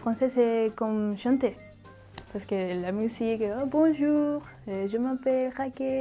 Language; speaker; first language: French; non-native, learner; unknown